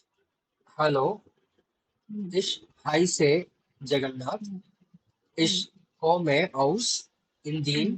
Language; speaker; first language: German; non-native, learner; Tamil